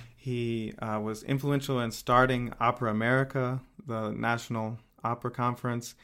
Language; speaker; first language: English; native; English